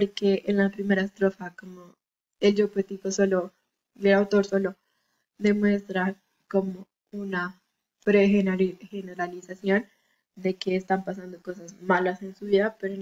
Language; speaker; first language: Spanish; native; Spanish